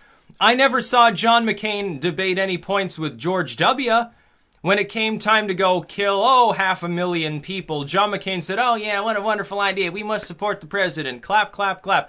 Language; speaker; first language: English; native; English